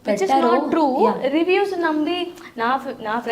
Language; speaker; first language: Telugu; non-native, learner; Tamil